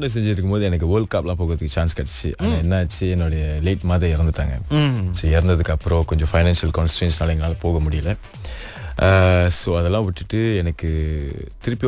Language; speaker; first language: Tamil; early bilingual, heritage; Tamil